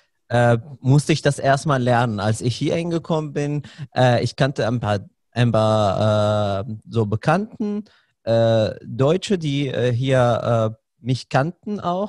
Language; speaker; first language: German; non-native, fluent; Arabic